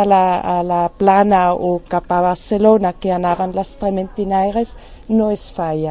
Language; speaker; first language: Catalan; non-native, fluent; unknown